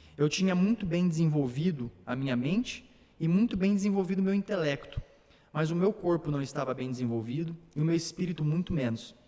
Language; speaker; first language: Portuguese; early bilingual, other home language; Slovak